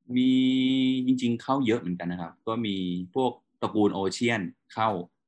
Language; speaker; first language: Thai; native; Thai